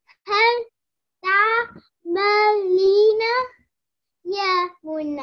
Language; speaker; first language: Arabic; non-native, learner; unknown